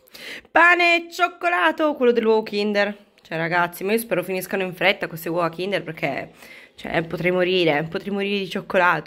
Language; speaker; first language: Italian; native; Italian